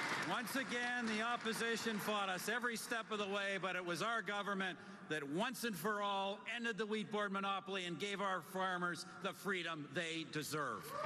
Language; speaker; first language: English; native; English